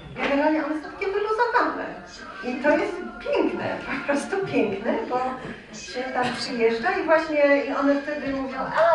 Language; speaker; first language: Polish; native; Polish